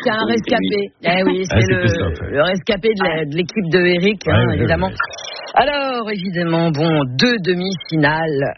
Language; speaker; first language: French; native; French